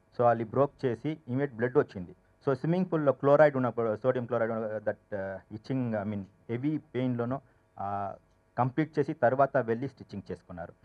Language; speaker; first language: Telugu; non-native, learner; Tamil